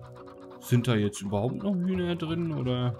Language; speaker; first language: German; native; German